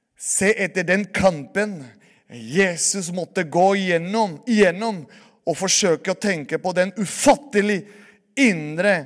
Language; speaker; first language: Norwegian; non-native, fluent; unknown